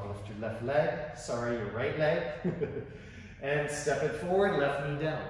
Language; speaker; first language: English; native; English